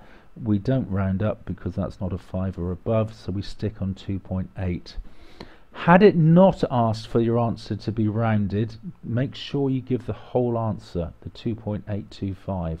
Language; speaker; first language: English; native; English